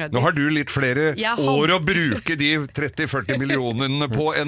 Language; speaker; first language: Norwegian; native; Norwegian